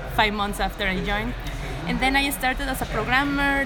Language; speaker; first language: English; non-native, fluent; Spanish